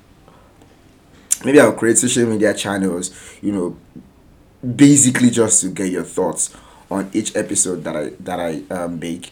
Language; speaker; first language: English; non-native, local second language; Yoruba